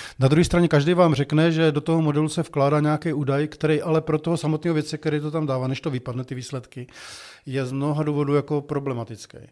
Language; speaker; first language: Czech; native; Czech